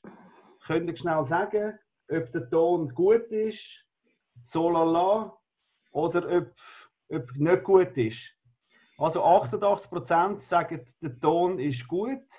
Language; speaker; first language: German; native; German